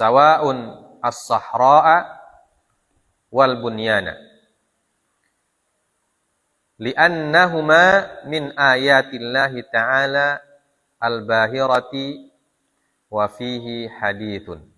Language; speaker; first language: Arabic; non-native, fluent; Indonesian